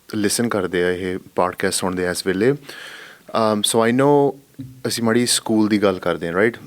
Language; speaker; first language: Punjabi; early bilingual, heritage; Punjabi